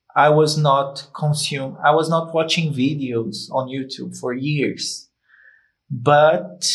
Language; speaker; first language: English; non-native, fluent; Portuguese